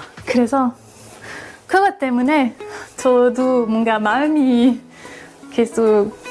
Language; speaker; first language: Korean; non-native, fluent; French